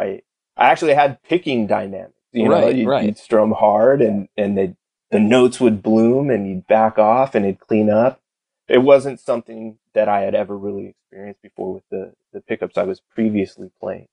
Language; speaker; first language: English; native; English